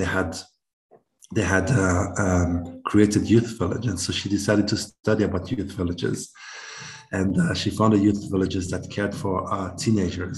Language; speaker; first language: English; non-native, local second language; Kinyarwanda